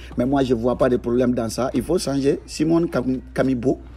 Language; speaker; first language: French; non-native, local second language; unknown